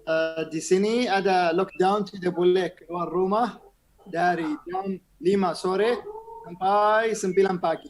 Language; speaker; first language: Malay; non-native, learner; Arabic